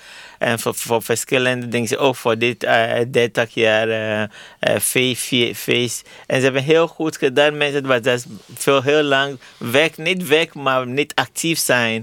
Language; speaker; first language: Dutch; non-native, learner; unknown